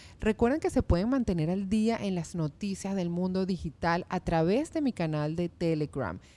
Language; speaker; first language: Spanish; native; Spanish